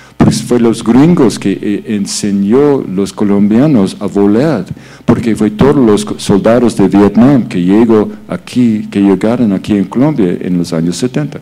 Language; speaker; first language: Spanish; non-native, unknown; English